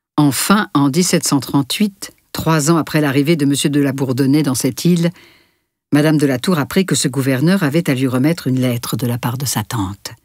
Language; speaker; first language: French; native; French